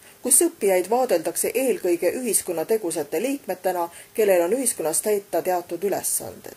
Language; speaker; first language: Estonian; native; Estonian